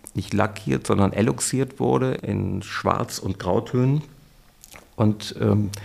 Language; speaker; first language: German; native; German